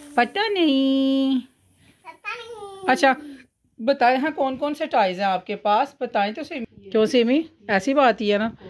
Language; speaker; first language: Urdu; non-native, local second language; Punjabi